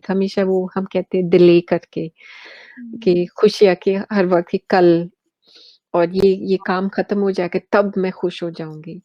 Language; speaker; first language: Hindi; early bilingual, heritage; Hindi